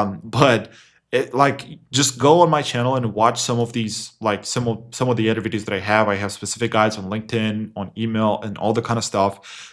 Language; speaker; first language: English; non-native, fluent; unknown